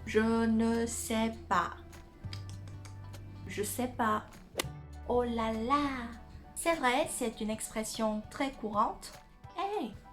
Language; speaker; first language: French; non-native, fluent; Vietnamese